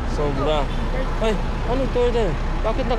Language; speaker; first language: Filipino; non-native, fluent; Indonesian